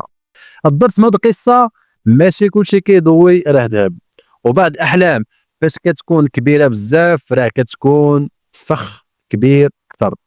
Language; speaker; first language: Arabic; native; Arabic